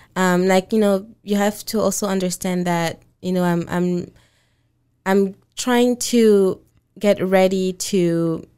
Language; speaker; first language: English; non-native, fluent; French